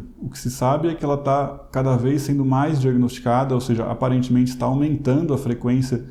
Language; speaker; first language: Portuguese; native; Portuguese